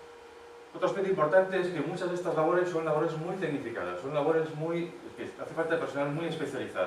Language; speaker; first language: Spanish; native; Spanish